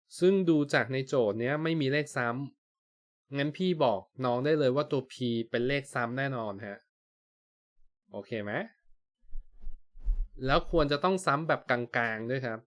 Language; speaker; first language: Thai; native; Thai